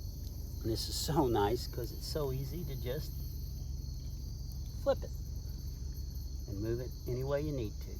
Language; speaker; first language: English; native; English